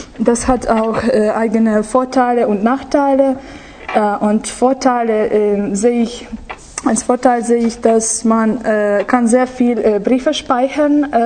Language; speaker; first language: German; non-native, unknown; Ukrainian